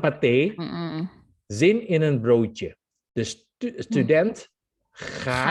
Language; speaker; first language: Dutch; non-native, fluent; Indonesian